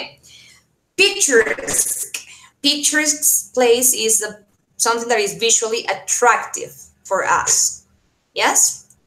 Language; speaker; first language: English; non-native, fluent; Spanish